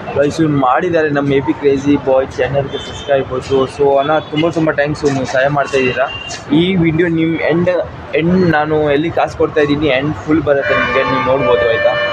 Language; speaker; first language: Kannada; non-native, local second language; Hindi